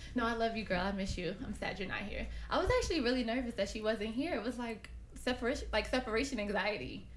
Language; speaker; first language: English; early bilingual, other home language; Spanish